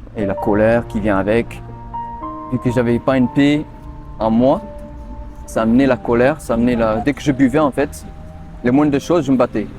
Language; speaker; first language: French; early bilingual, other home language; English